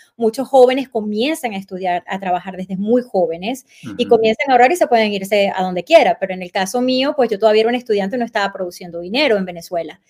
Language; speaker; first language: Spanish; native; Spanish